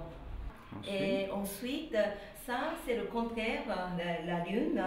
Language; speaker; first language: French; non-native, learner; Japanese